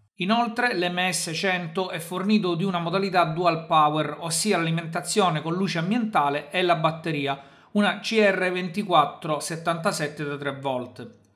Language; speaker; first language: Italian; native; Italian